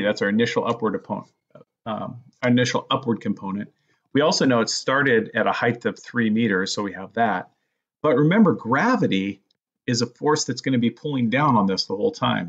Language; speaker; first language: English; native; English